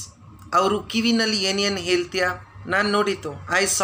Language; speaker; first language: Kannada; non-native, learner; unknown